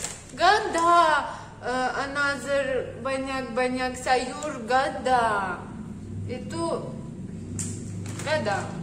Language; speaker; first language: Indonesian; non-native, learner; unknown